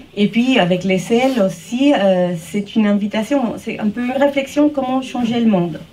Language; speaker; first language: French; early bilingual, heritage; Spanish